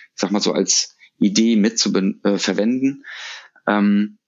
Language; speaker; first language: German; native; German